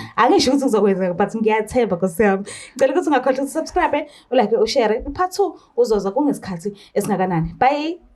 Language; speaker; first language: Zulu; native; Zulu